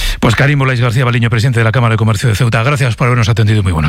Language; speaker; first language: Spanish; native; Spanish